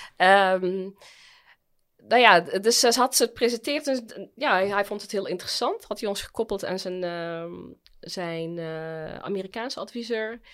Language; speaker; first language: Dutch; early bilingual, other home language; Arabic